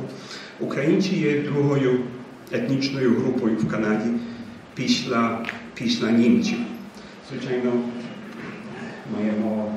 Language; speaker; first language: Ukrainian; early bilingual, heritage; Ukrainian